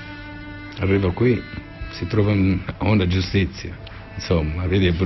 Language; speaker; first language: Italian; non-native, learner; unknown